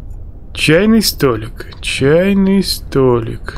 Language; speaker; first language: Russian; native; Russian